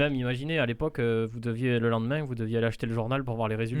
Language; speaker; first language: French; native; French